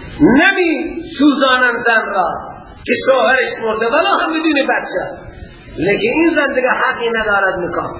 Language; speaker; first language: Persian; non-native, local second language; Baluchi